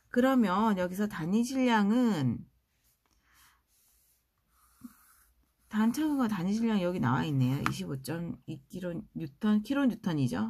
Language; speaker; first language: Korean; native; Korean